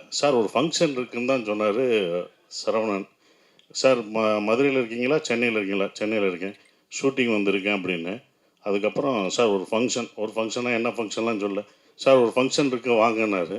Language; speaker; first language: Tamil; native; Tamil